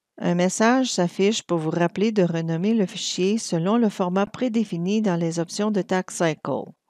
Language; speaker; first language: French; native; French